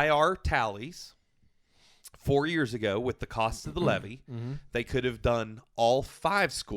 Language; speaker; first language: English; native; English